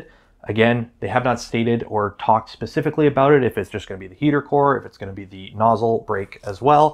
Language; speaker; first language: English; native; English